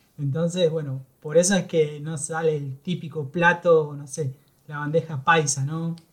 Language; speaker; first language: Spanish; native; Spanish